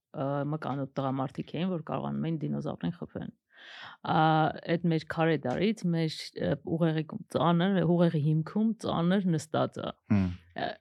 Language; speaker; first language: Armenian; native; Armenian